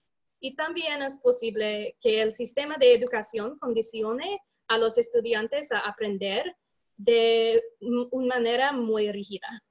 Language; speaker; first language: Spanish; non-native, fluent; English